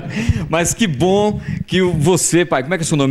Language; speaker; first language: Portuguese; native; Portuguese